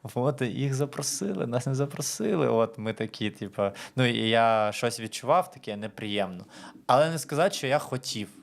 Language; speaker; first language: Ukrainian; non-native, fluent; Romanian